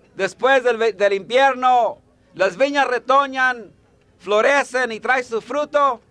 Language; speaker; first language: Spanish; early bilingual, heritage; Spanish